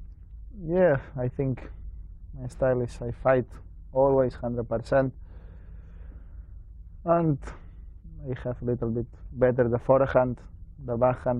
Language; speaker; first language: English; non-native, learner; Spanish